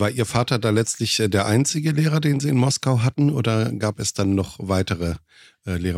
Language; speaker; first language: German; native; German